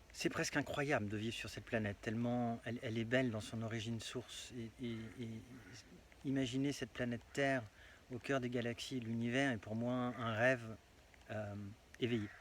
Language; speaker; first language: French; native; French